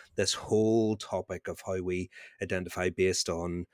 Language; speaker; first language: English; native; English